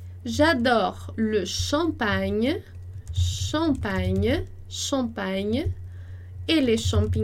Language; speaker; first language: French; non-native, fluent; Portuguese